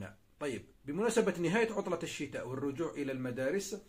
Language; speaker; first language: Arabic; native; Arabic